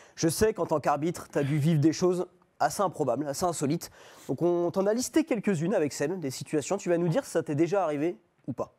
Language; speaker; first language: French; native; French